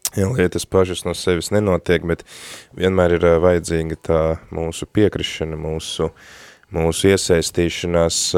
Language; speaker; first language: Latvian; native; Latvian